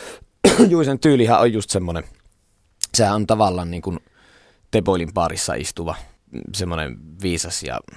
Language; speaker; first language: Finnish; native; Finnish